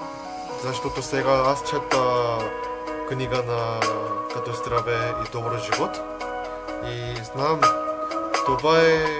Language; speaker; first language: Bulgarian; non-native, learner; Korean